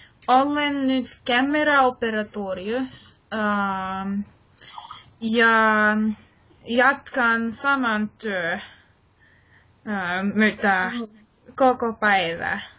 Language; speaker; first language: Finnish; non-native, learner; English